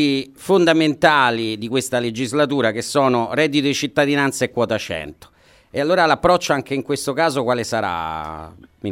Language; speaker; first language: Italian; native; Italian